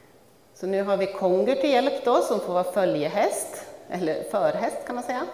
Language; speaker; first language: Swedish; native; Swedish